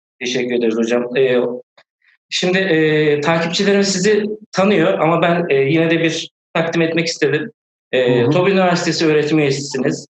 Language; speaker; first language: Turkish; native; Turkish